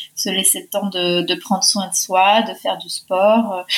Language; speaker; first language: French; early bilingual, heritage; Spanish